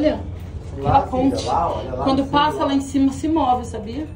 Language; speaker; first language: Portuguese; native; Portuguese